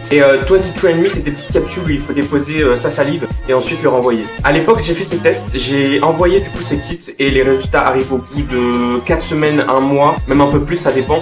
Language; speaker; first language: French; native; French